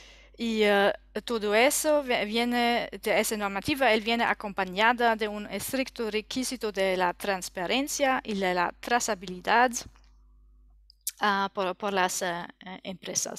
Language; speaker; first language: Spanish; non-native, learner; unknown